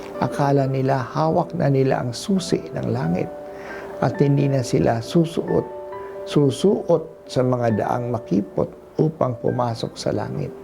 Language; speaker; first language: Filipino; non-native, local second language; Hiligaynon